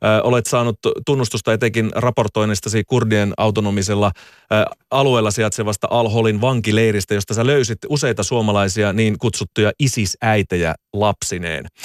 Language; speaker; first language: Finnish; native; Finnish